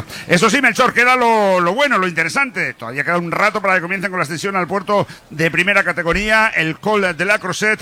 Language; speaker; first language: Spanish; native; Spanish